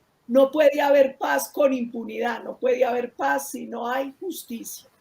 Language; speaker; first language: Spanish; native; Spanish